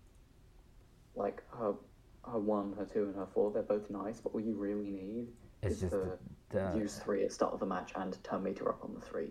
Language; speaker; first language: English; native; English